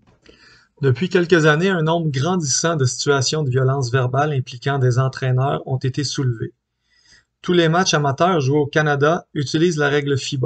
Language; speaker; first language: French; native; French